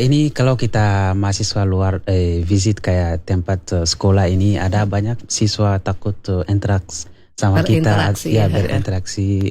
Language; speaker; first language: Indonesian; non-native, learner; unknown